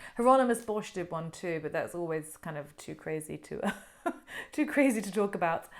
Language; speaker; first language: English; native; English